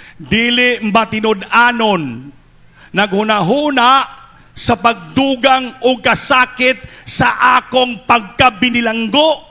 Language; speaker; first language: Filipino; non-native, local second language; Cebuano